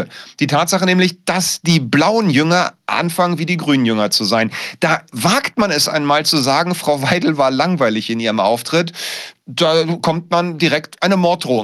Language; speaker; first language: German; native; German